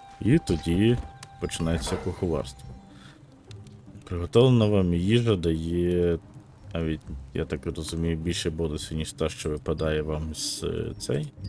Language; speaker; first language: Ukrainian; native; Ukrainian